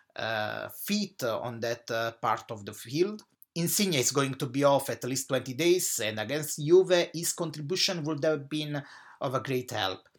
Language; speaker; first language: English; non-native, fluent; Italian